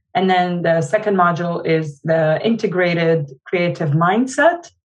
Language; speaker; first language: English; non-native, fluent; Arabic